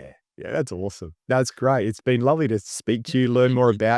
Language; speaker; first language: English; native; English